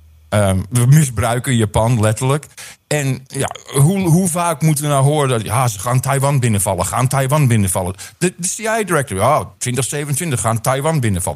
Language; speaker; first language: Dutch; early bilingual, heritage; Dutch